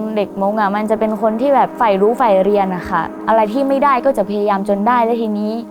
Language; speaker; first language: Thai; non-native, local second language; Hmong